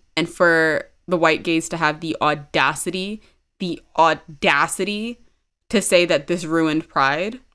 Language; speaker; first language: English; early bilingual, other home language; Amharic